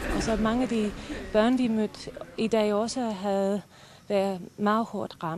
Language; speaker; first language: Danish; non-native, fluent; English